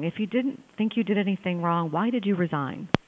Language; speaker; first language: English; native; English